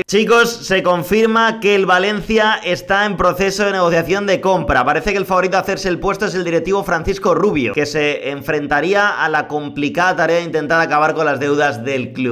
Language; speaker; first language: Spanish; native; Spanish